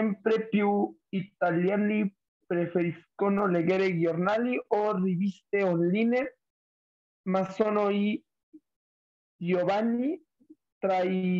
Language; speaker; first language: Italian; non-native, learner; Spanish